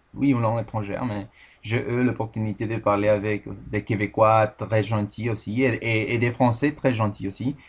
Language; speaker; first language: French; non-native, fluent; Spanish